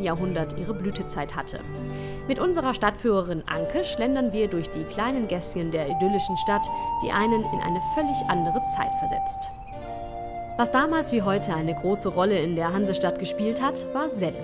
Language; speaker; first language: German; native; German